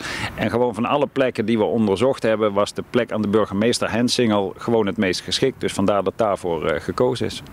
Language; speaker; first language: Dutch; native; Dutch